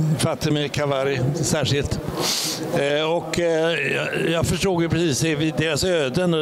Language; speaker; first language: Swedish; native; Swedish